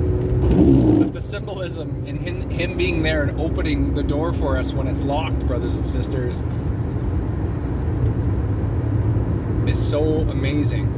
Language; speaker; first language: English; native; English